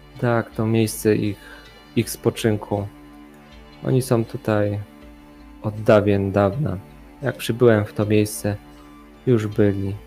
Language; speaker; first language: Polish; native; Polish